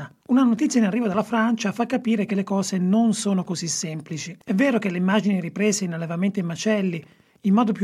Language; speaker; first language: Italian; native; Italian